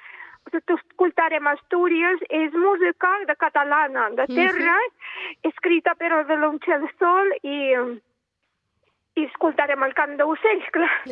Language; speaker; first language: Catalan; non-native, fluent; Russian